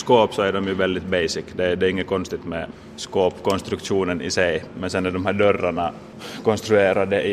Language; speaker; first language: Swedish; native; Swedish